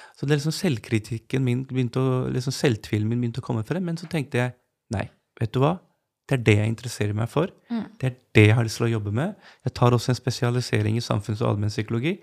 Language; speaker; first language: Norwegian; early bilingual, other home language; Urdu